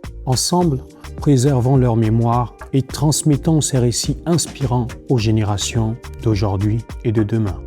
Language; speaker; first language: French; native; French